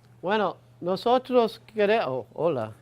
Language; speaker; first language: Spanish; non-native, learner; English